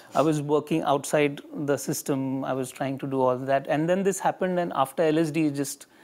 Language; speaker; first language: Hindi; native; Hindi